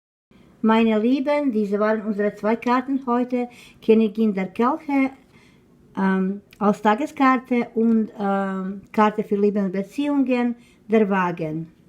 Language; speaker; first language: German; non-native, learner; Croatian